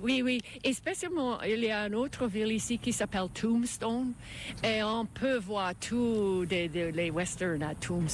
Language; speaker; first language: French; non-native, learner; English